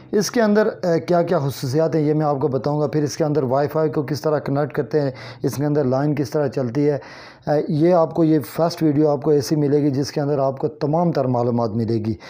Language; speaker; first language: Urdu; non-native, local second language; Kashmiri